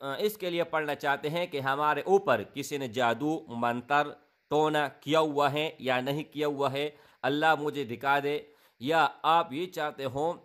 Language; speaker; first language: Urdu; non-native, local second language; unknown